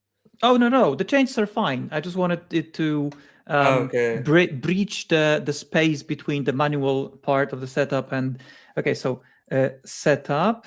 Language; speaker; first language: English; non-native, fluent; Polish